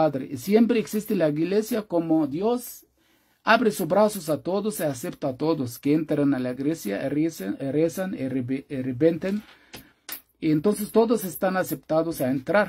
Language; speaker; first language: Spanish; non-native, fluent; Arabic